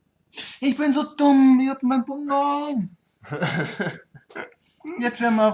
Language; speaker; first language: German; native; German